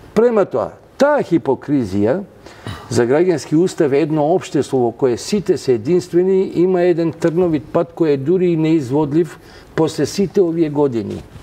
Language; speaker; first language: Macedonian; non-native, local second language; Albanian